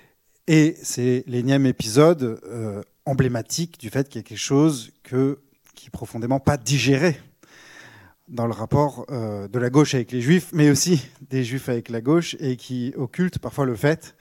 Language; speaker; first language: French; native; French